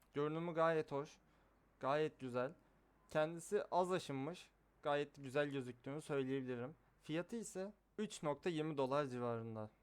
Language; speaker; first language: Turkish; native; Turkish